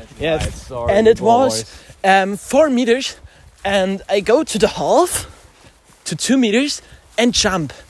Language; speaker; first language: English; non-native, learner; German